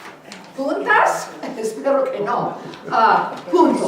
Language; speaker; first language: Spanish; non-native, fluent; English